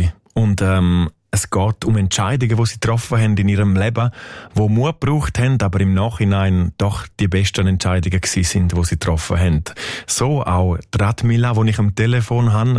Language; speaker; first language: German; native; German